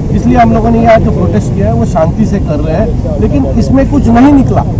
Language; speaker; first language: Hindi; non-native, local second language; Marathi